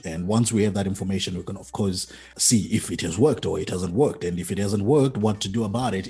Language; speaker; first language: English; non-native, local second language; Shona